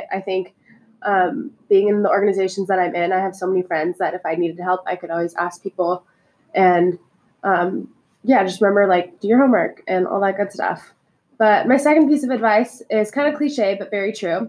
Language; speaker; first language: English; non-native, fluent; Czech